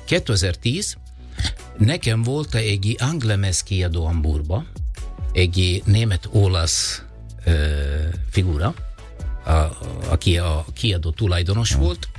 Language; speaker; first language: Hungarian; non-native, learner; Italian